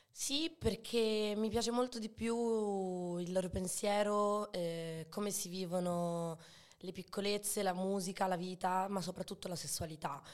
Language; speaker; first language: Italian; early bilingual, other home language; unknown